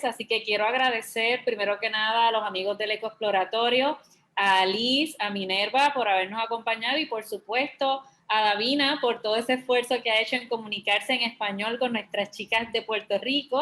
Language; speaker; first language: Spanish; native; Spanish